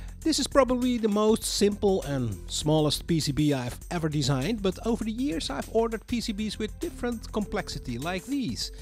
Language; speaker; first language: English; non-native, fluent; Dutch